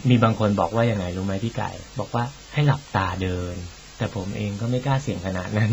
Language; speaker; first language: Thai; native; Thai